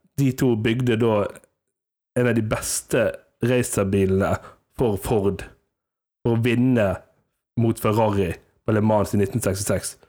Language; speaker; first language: Norwegian; native; Norwegian